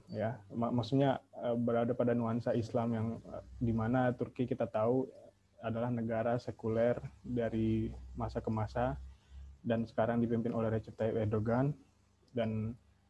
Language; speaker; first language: Indonesian; native; Indonesian